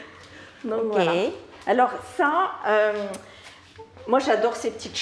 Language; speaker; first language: French; native; French